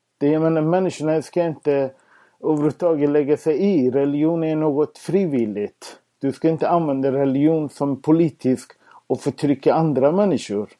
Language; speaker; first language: Swedish; non-native, fluent; Persian